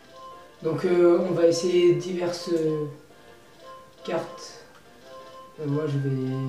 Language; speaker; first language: French; native; French